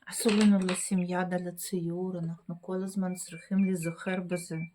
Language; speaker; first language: Hebrew; non-native, fluent; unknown